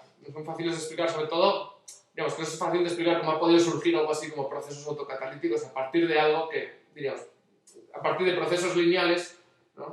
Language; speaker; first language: Spanish; native; Spanish